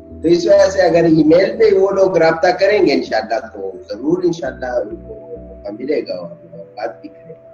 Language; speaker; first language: Urdu; non-native, local second language; Pashto